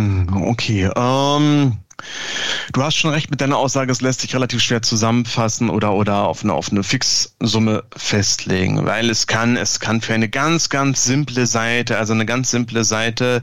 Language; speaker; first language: German; native; German